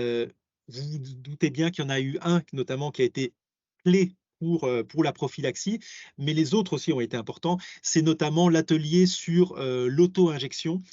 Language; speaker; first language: French; native; French